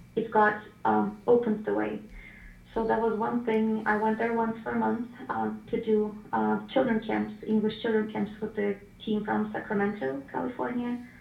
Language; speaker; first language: English; non-native, fluent; Ukrainian